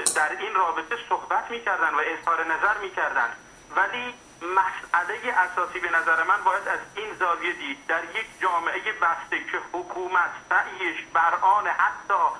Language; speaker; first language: Persian; non-native, local second language; Central Kurdish